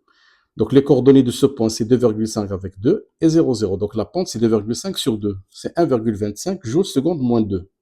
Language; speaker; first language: French; non-native, local second language; Arabic